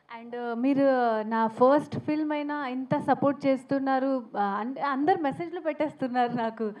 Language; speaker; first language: Telugu; non-native, fluent; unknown